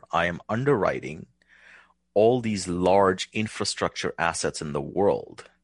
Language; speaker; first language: English; non-native, local second language; Hindi